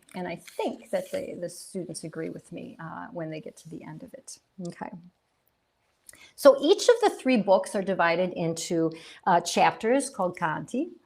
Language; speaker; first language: English; native; English